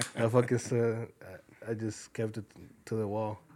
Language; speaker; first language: English; early bilingual, other home language; Spanish